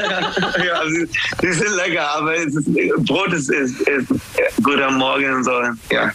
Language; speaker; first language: German; non-native, learner; English